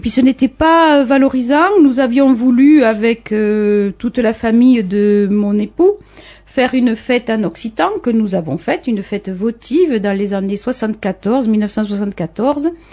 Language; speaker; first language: French; native; French